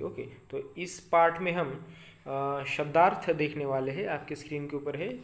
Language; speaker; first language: Hindi; non-native, local second language; Marathi